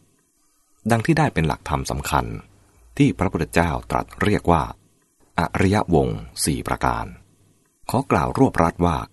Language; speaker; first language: Thai; native; Thai